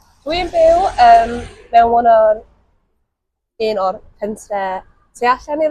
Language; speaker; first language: Welsh; non-native, local second language; English